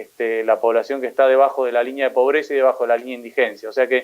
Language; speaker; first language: Spanish; native; Spanish